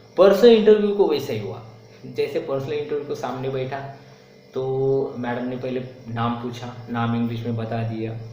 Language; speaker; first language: Hindi; non-native, local second language; Marathi